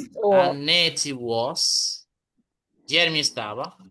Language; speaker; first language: English; non-native, fluent; Spanish